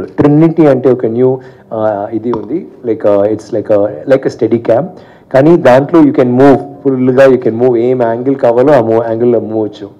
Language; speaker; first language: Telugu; non-native, fluent; Tamil